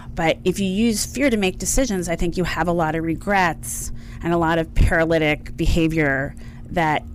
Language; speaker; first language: English; native; English